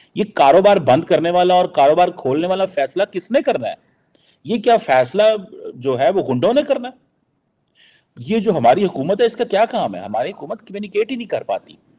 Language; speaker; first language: Urdu; non-native, local second language; Punjabi